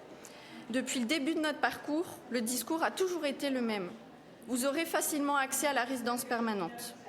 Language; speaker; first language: French; native; French